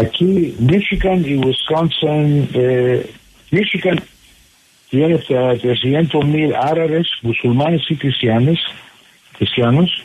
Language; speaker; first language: Spanish; non-native, fluent; English